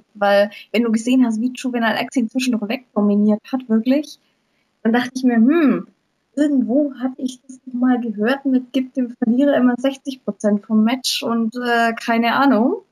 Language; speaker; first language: German; native; German